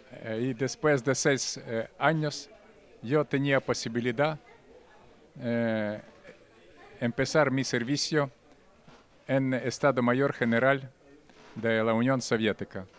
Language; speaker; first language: Spanish; non-native, fluent; Russian